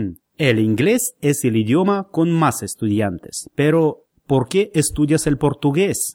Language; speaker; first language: Spanish; non-native, fluent; Russian